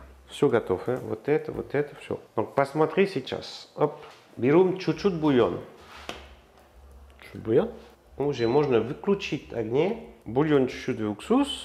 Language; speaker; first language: Russian; non-native, learner; French